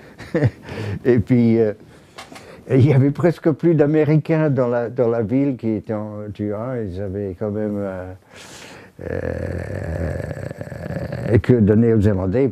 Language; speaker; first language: French; non-native, fluent; English